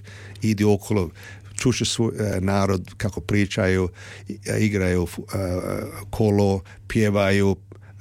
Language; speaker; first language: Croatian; early bilingual, heritage; Serbian